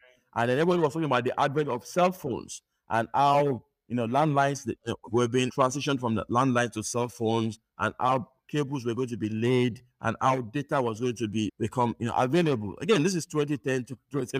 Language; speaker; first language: English; non-native, local second language; Yoruba